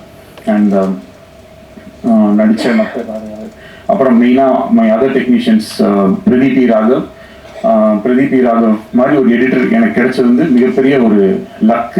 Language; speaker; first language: Tamil; native; Tamil